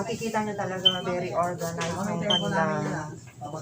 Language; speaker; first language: Filipino; native; Filipino